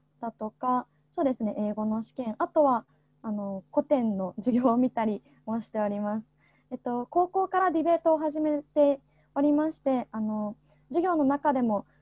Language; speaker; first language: Japanese; native; Japanese